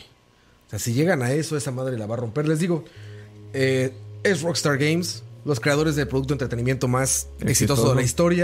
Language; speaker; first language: Spanish; native; Spanish